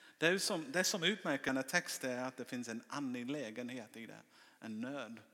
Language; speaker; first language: Swedish; non-native, fluent; English